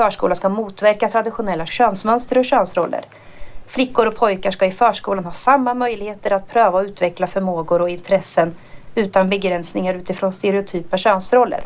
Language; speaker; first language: Swedish; native; Swedish